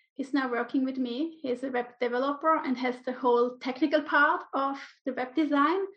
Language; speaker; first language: English; non-native, fluent; German